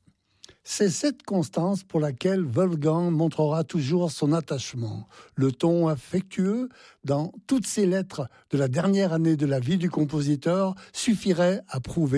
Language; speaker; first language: French; native; French